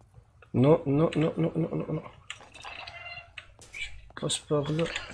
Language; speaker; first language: French; non-native, learner; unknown